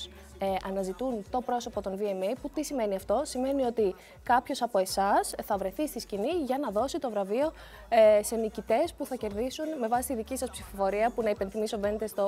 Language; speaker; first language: Greek; native; Greek